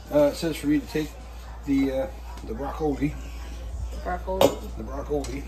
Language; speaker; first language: English; native; English